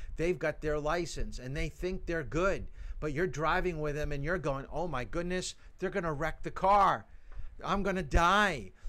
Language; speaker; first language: English; native; English